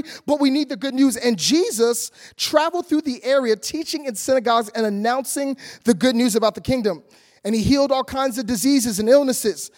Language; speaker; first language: English; native; English